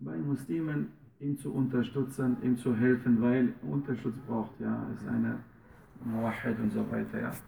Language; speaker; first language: German; non-native, fluent; Arabic